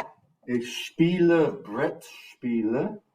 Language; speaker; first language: German; non-native, fluent; English